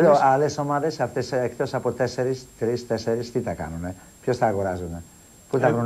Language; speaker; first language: Greek; non-native, fluent; Polish